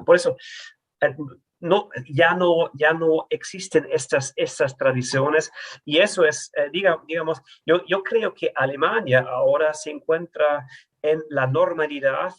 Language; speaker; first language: Spanish; non-native, fluent; German